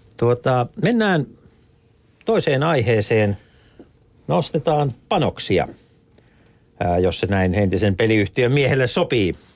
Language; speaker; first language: Finnish; native; Finnish